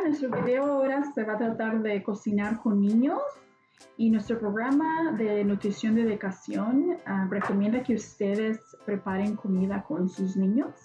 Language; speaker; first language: Spanish; early bilingual, other home language; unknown